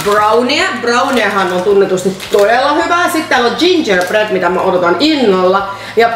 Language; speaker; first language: Finnish; native; Finnish